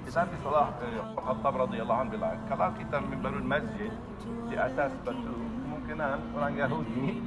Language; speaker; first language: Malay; non-native, learner; Arabic